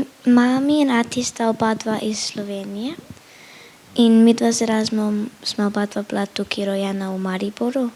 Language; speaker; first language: Slovenian; early bilingual, heritage; Slovenian